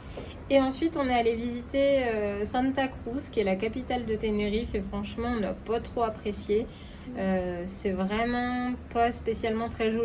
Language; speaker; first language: French; native; French